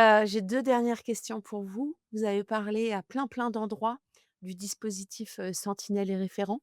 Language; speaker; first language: French; native; French